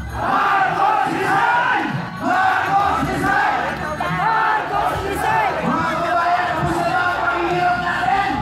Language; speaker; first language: Filipino; non-native, local second language; Iloko